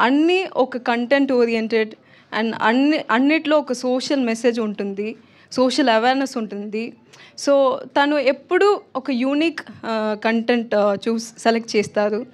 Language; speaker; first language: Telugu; non-native, local second language; Tamil